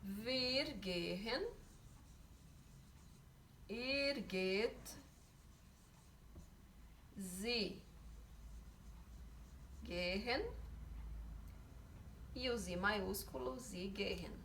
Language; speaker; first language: German; non-native, learner; Portuguese